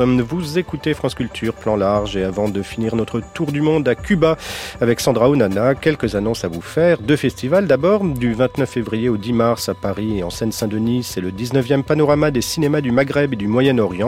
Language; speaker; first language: French; native; French